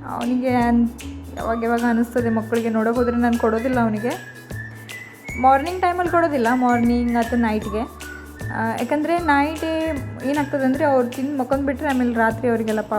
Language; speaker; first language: Kannada; native; Kannada